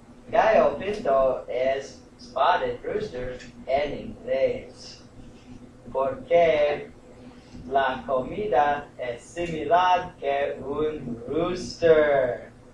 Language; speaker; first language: Spanish; non-native, learner; English